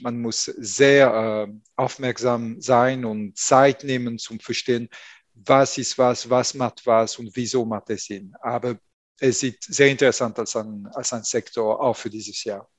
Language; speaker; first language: German; non-native, fluent; French